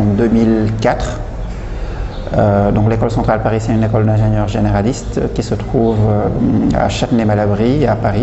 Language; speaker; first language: French; non-native, local second language; Wolof